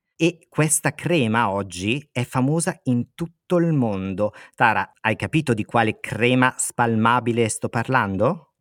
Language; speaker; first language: Italian; native; Italian